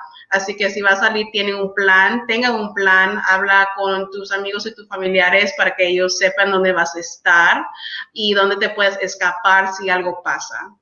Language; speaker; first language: Spanish; early bilingual, heritage; English